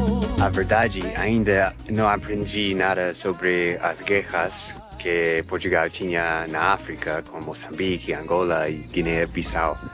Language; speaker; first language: Portuguese; non-native, fluent; English